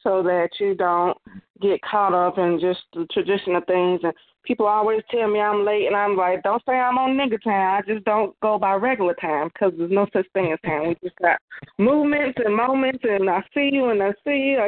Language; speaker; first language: English; native; English